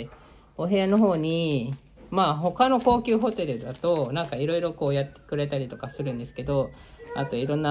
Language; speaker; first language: Japanese; native; Japanese